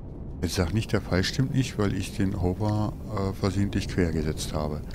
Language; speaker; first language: German; native; German